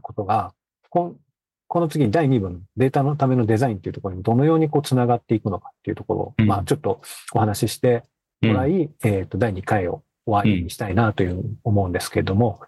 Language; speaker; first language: Japanese; native; Japanese